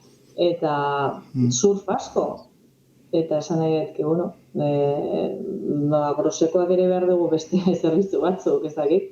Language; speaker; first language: Basque; non-native, local second language; Spanish